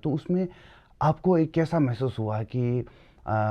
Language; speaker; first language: Hindi; non-native, local second language; Tibetan